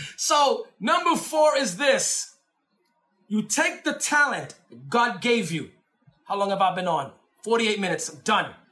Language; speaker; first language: English; native; English